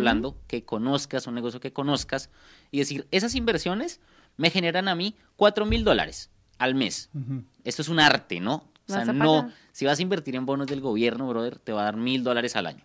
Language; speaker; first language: Spanish; native; Spanish